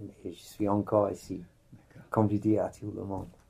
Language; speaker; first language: French; non-native, fluent; English